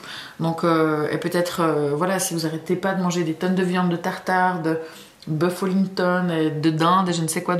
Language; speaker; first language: French; native; French